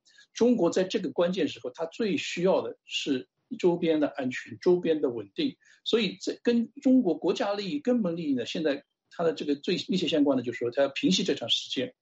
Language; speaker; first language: Chinese; native; Chinese